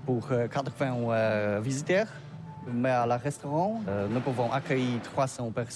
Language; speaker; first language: French; non-native, learner; Polish